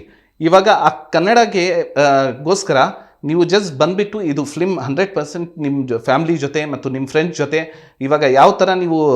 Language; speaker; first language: Kannada; non-native, local second language; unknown